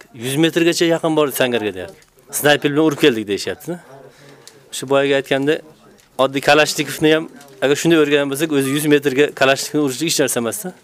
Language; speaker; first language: Uzbek; native; Uzbek